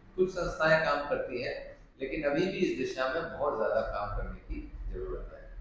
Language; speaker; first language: Hindi; non-native, local second language; Punjabi